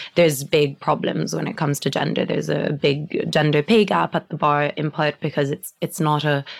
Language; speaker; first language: English; non-native, fluent; Italian